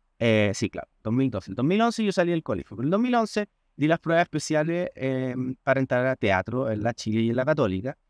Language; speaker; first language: Spanish; native; Spanish